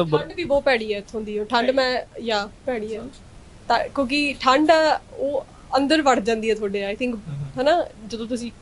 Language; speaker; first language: Punjabi; early bilingual, heritage; Punjabi